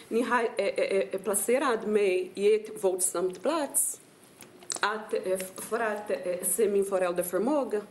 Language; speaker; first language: Swedish; non-native, fluent; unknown